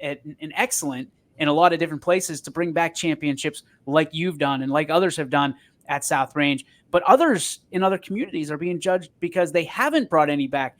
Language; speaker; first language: English; native; English